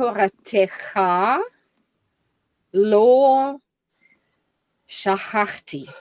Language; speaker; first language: Hebrew; non-native, learner; English